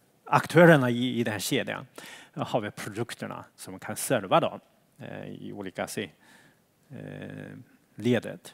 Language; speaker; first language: Swedish; non-native, fluent; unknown